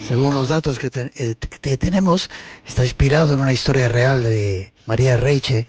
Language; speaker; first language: Spanish; native; Spanish